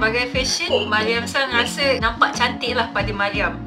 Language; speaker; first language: Malay; native; Malay